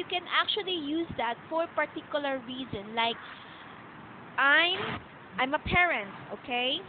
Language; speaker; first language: English; non-native, local second language; Filipino